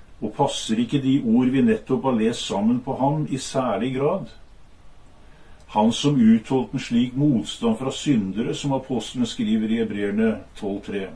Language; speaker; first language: Norwegian; native; Norwegian